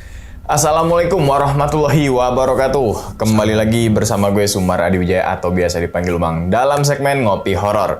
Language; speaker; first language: Indonesian; native; Indonesian